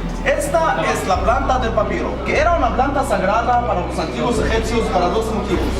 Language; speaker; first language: Spanish; non-native, learner; Arabic